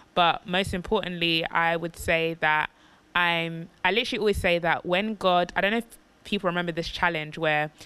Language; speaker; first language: English; native; English